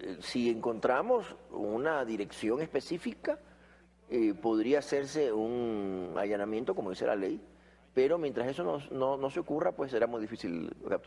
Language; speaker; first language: Spanish; native; Spanish